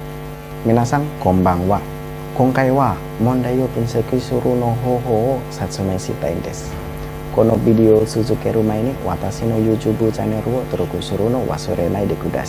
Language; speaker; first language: Japanese; non-native, learner; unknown